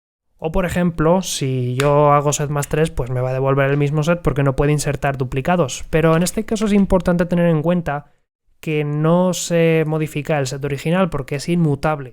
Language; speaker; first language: Spanish; native; Spanish